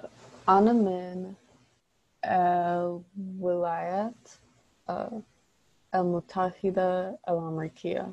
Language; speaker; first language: Arabic; non-native, learner; English